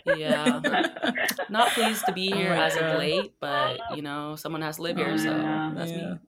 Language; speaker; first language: English; native; English